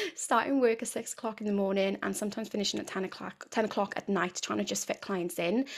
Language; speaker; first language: English; native; English